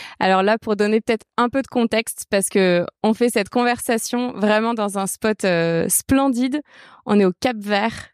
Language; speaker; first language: French; native; French